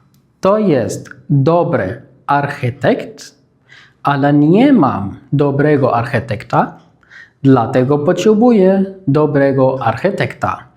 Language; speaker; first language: Polish; non-native, fluent; Arabic